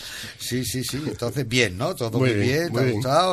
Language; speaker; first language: Spanish; native; Spanish